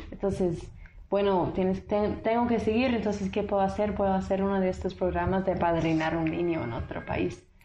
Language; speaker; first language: Spanish; non-native, fluent; English